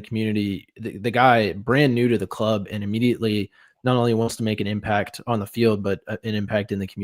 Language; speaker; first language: English; native; English